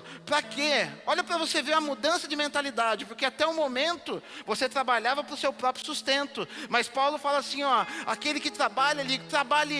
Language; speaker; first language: Portuguese; native; Portuguese